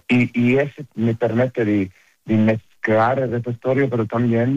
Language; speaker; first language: Spanish; non-native, learner; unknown